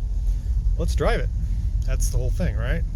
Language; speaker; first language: English; native; English